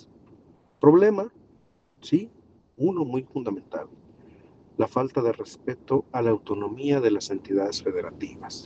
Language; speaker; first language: Spanish; native; Spanish